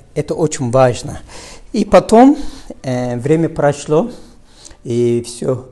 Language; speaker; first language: Russian; non-native, learner; Turkish